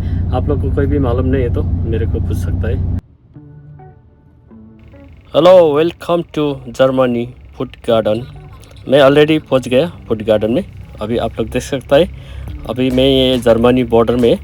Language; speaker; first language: Hindi; non-native, learner; Nepali